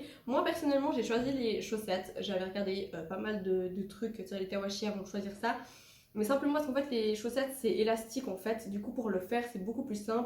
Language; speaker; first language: French; native; French